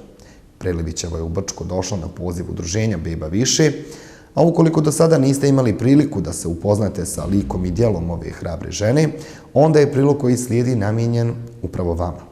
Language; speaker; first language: Bosnian; native; Bosnian